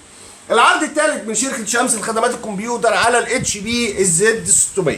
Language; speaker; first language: Arabic; native; Arabic